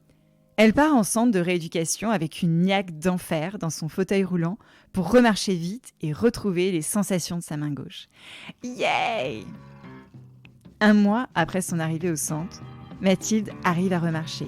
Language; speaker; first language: French; native; French